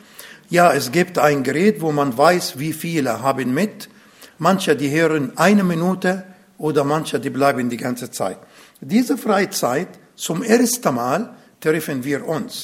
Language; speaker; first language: German; non-native, learner; Arabic